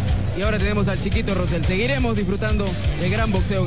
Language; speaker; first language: Spanish; native; Spanish